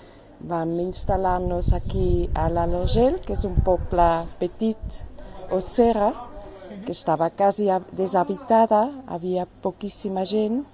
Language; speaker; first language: Catalan; non-native, fluent; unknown